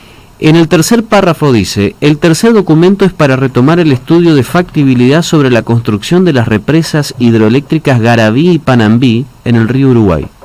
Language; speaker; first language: Spanish; native; Spanish